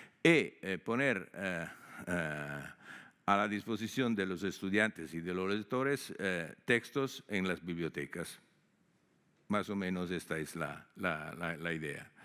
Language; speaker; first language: Spanish; non-native, fluent; Italian